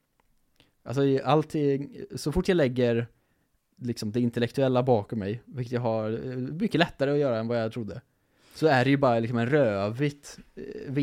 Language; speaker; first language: Swedish; native; Swedish